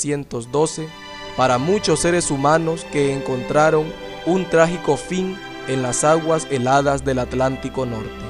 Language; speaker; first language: Spanish; native; Spanish